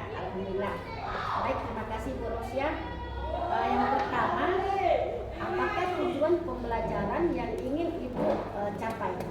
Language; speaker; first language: Indonesian; native; Indonesian